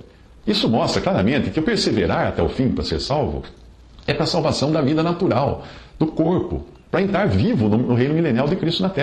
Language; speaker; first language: Portuguese; native; Portuguese